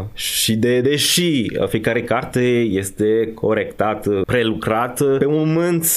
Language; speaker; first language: Romanian; non-native, fluent; French